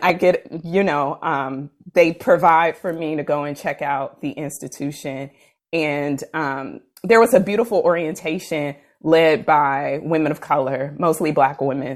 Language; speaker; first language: English; native; English